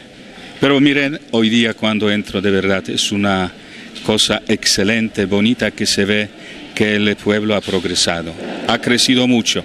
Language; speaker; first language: Spanish; non-native, fluent; Polish